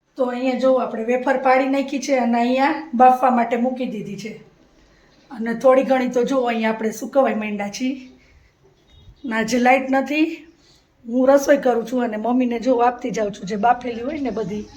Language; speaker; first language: Gujarati; native; Gujarati